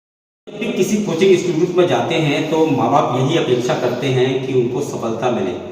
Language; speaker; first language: Hindi; native; Hindi